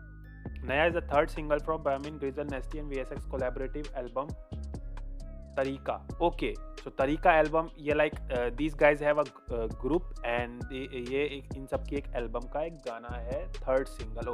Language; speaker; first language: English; non-native, local second language; Hindi